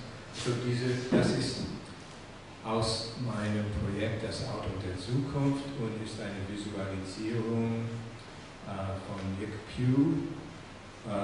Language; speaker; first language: German; non-native, fluent; English